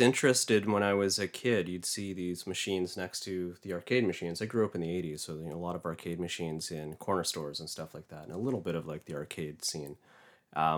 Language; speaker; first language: English; native; English